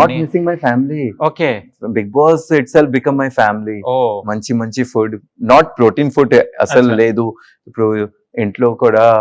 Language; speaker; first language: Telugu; non-native, learner; Hindi